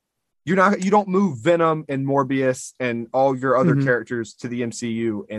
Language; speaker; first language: English; native; English